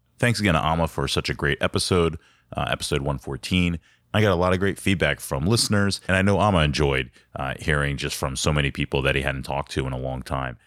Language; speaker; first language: English; native; English